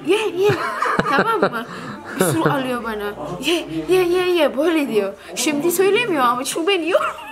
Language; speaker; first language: Turkish; non-native, learner; Indonesian